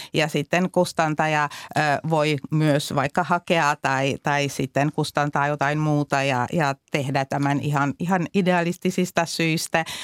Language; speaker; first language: Finnish; non-native, fluent; Czech